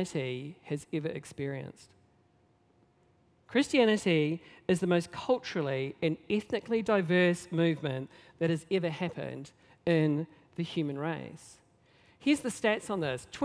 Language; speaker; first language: English; native; English